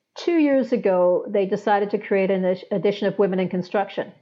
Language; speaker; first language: English; native; English